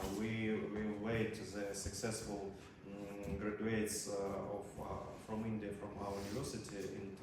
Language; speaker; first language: English; non-native, learner; Russian